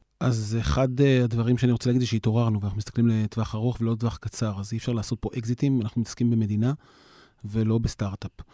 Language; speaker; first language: Hebrew; native; Hebrew